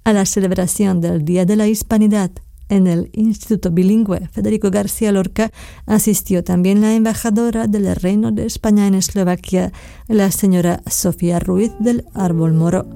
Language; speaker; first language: Spanish; non-native, fluent; Slovak